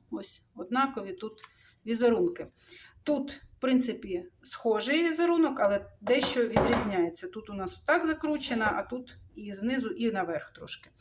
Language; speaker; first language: Ukrainian; non-native, local second language; Russian